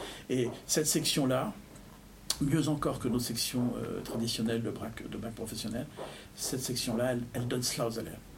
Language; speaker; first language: French; native; French